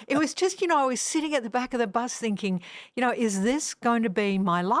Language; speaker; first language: English; non-native, fluent; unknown